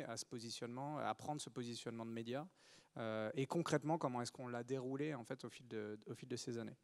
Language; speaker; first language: French; native; French